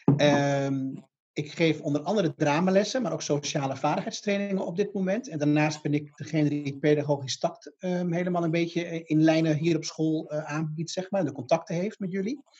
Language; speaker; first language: Dutch; native; Dutch